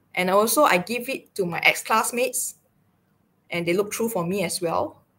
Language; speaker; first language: English; non-native, local second language; Chinese